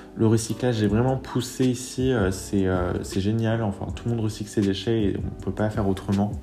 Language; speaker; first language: French; native; French